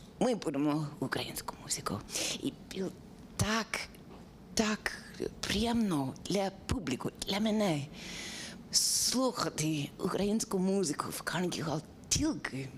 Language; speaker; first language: Ukrainian; non-native, learner; English